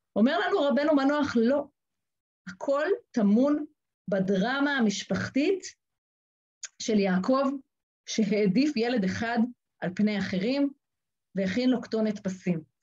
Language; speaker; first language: Hebrew; native; Hebrew